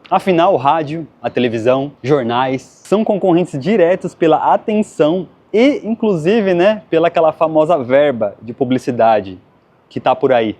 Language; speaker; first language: Portuguese; native; Portuguese